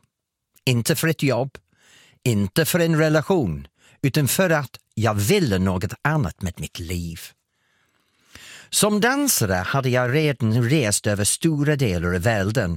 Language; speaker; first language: Swedish; non-native, fluent; English